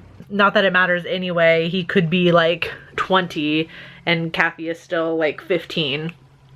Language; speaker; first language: English; native; English